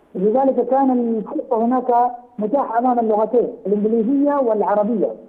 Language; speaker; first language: Arabic; non-native, fluent; Urdu